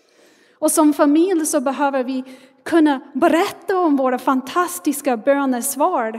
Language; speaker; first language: Swedish; non-native, fluent; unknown